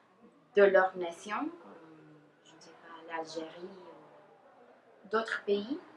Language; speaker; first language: French; non-native, fluent; Spanish